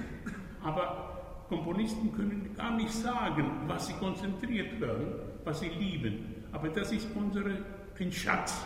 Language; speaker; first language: German; non-native, fluent; Spanish